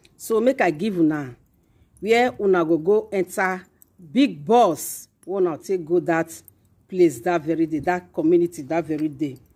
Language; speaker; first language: Nigerian Pidgin; non-native, local second language; Bini